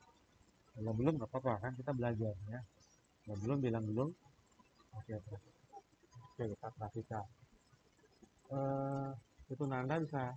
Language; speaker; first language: Indonesian; native; Indonesian